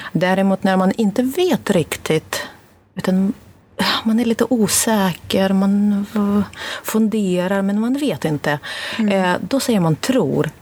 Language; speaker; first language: Swedish; non-native, fluent; Russian